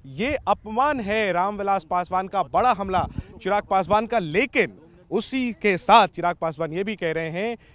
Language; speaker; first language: Hindi; native; Hindi